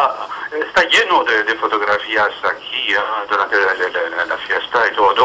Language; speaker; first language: Spanish; non-native, fluent; French